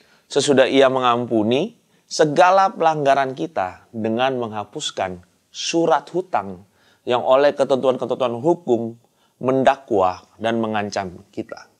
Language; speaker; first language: Indonesian; native; Indonesian